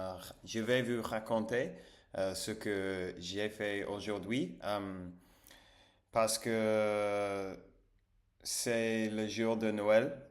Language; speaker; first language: French; non-native, learner; English